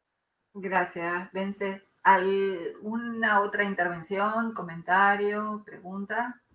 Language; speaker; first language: Spanish; native; Spanish